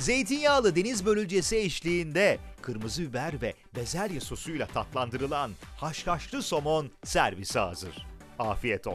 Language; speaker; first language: Turkish; native; Turkish